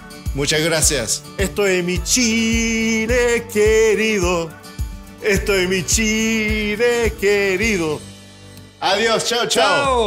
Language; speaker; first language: Spanish; early bilingual, heritage; Spanish